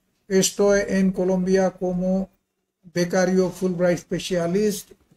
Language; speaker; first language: Spanish; non-native, learner; Hindi